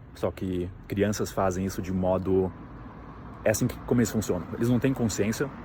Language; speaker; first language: Portuguese; native; Portuguese